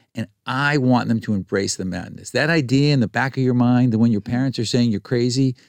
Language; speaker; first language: English; native; English